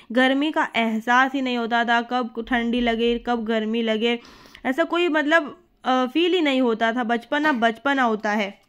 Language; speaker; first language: Hindi; native; Hindi